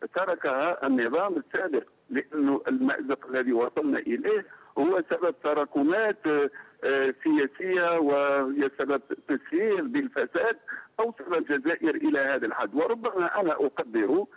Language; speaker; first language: Arabic; native; Arabic